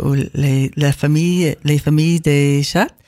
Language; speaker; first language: French; non-native, learner; English